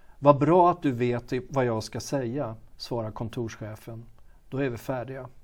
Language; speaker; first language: Swedish; native; Swedish